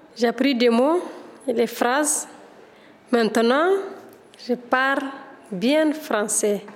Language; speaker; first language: French; non-native, learner; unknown